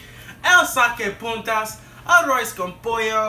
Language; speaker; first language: Spanish; non-native, learner; English